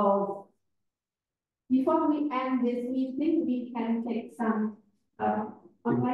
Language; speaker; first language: English; non-native, fluent; Indonesian